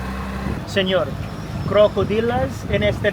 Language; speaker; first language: Spanish; non-native, learner; English